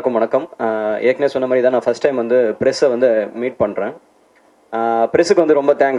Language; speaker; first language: Tamil; native; Tamil